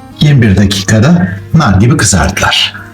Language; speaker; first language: Turkish; native; Turkish